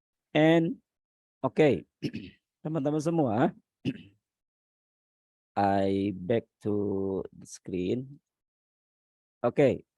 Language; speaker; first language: English; non-native, learner; Indonesian